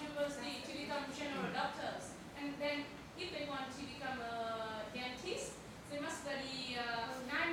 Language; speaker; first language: English; non-native, learner; Vietnamese